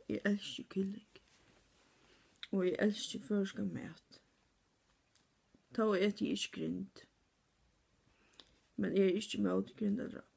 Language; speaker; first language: Norwegian; non-native, learner; Faroese